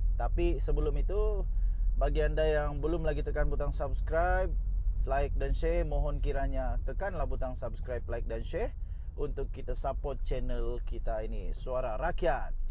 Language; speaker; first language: Malay; non-native, local second language; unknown